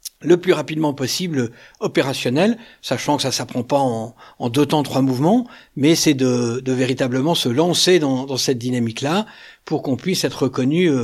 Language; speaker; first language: French; native; French